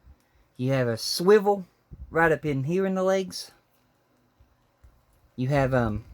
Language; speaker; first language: English; native; English